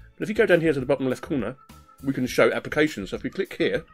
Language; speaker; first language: English; native; English